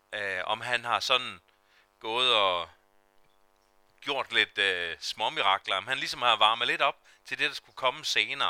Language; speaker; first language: Danish; native; Danish